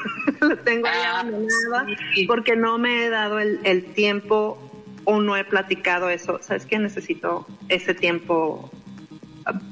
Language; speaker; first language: Spanish; native; Spanish